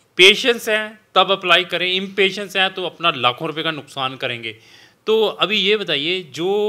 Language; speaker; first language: Hindi; non-native, local second language; Punjabi